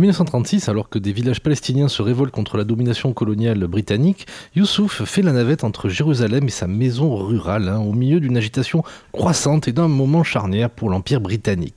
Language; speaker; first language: French; native; French